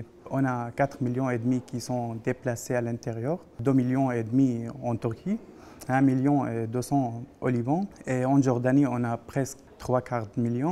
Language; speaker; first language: French; non-native, fluent; Arabic